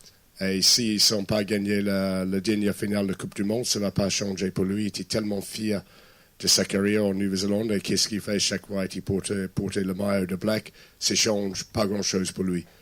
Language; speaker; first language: French; non-native, fluent; English